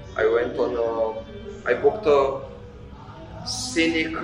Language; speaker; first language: English; non-native, fluent; Romanian